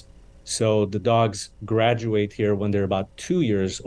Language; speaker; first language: English; non-native, fluent; Romanian